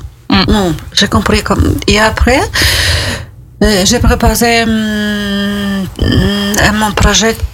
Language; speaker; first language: French; non-native, learner; Ukrainian